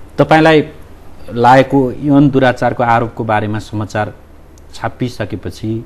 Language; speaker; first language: Nepali; native; Nepali